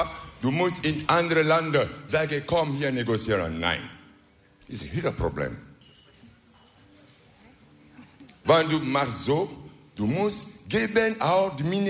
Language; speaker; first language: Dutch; non-native, learner; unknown